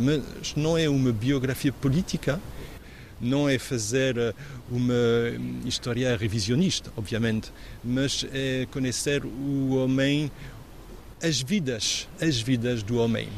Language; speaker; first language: Portuguese; non-native, fluent; French